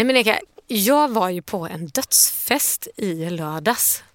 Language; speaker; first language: Swedish; native; Swedish